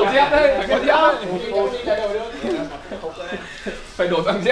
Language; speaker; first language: Vietnamese; native; Vietnamese